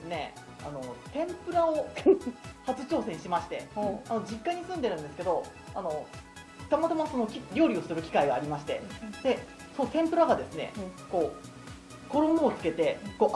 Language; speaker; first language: Japanese; native; Japanese